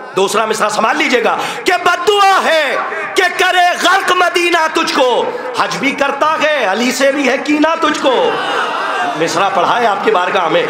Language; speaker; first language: Urdu; native; Urdu